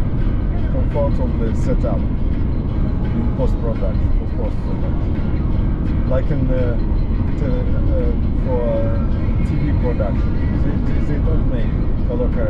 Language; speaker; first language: English; non-native, learner; German